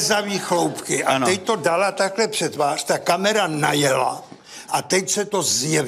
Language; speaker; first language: Czech; native; Czech